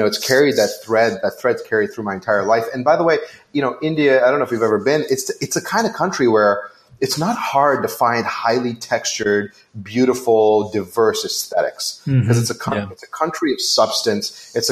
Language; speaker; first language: English; non-native, local second language; Hindi